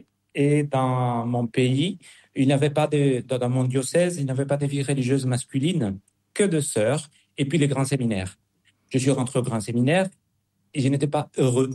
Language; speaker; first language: French; non-native, fluent; Spanish